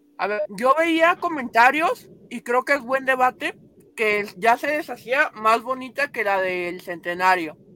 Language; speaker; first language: Spanish; native; Spanish